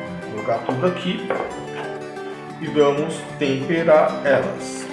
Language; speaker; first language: Portuguese; native; Portuguese